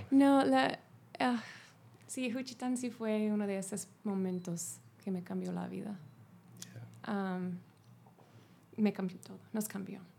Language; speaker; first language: Spanish; non-native, fluent; English